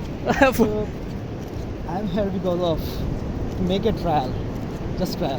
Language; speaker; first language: English; non-native, learner; Bangla